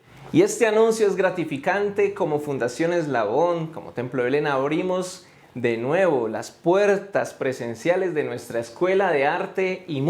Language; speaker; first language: Spanish; native; Spanish